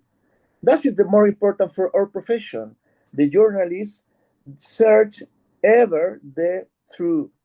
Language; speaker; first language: English; non-native, learner; Spanish